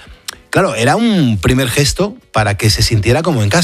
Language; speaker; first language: Spanish; native; Spanish